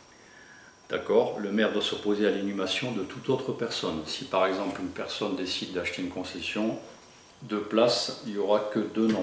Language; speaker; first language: French; native; French